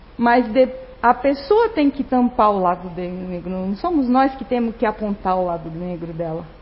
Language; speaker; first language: Portuguese; non-native, fluent; Spanish